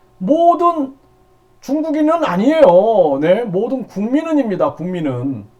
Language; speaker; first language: Korean; native; Korean